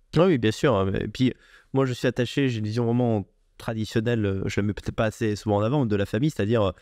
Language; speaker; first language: French; native; French